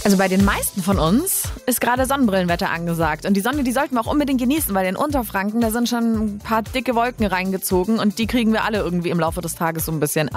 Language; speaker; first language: German; native; German